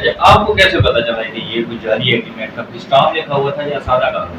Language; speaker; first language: Urdu; native; Urdu